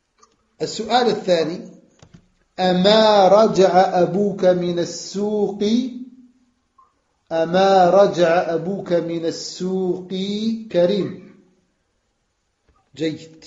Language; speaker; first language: Arabic; non-native, fluent; French